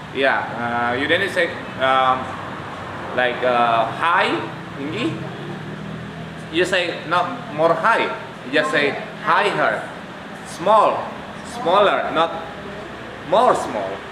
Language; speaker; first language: English; non-native, fluent; Indonesian